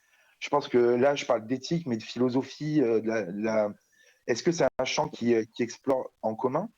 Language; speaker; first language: French; native; French